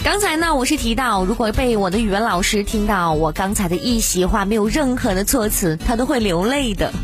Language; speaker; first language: Chinese; native; Chinese